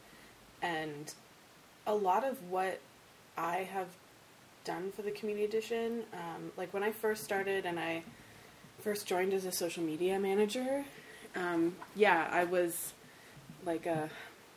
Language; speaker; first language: English; native; English